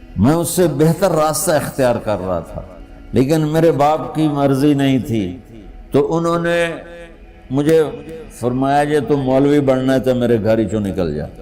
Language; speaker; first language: Urdu; non-native, local second language; Punjabi